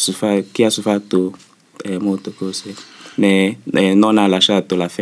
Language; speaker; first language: Italian; non-native, learner; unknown